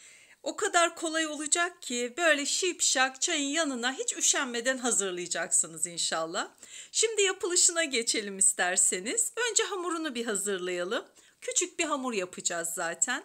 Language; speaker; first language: Turkish; native; Turkish